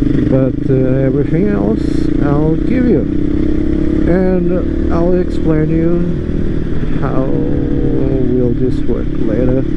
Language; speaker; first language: English; non-native, fluent; Portuguese